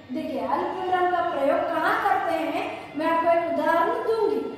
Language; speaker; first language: Hindi; non-native, local second language; Kannada